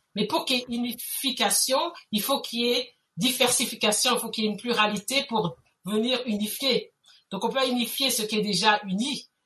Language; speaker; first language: French; native; French